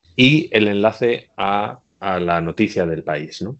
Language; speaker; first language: Spanish; native; Spanish